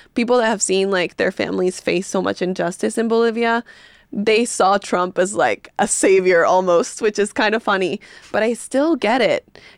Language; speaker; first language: English; early bilingual, other home language; Spanish